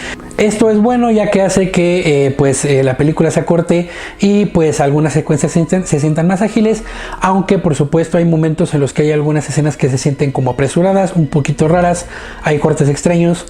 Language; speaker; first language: Spanish; native; Spanish